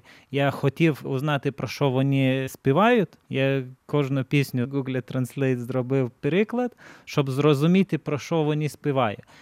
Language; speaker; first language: Ukrainian; non-native, learner; Lithuanian